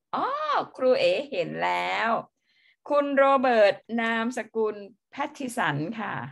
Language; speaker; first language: Thai; native; Thai